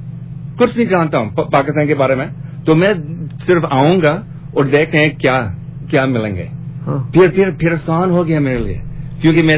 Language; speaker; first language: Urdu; non-native, learner; English